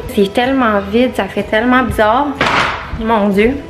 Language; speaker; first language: French; native; French